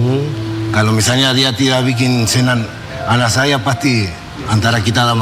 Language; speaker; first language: Indonesian; non-native, fluent; Spanish